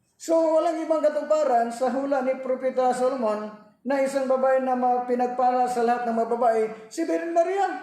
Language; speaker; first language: Filipino; non-native, local second language; Cebuano